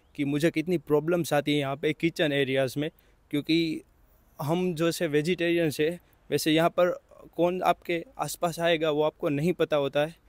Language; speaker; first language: Hindi; non-native, local second language; Gujarati